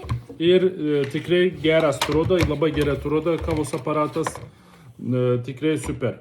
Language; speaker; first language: Lithuanian; non-native, learner; Turkish